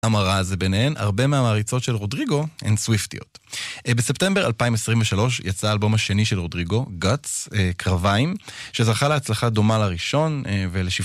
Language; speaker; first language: Hebrew; native; Hebrew